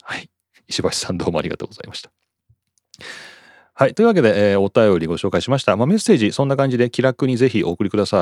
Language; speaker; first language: Japanese; native; Japanese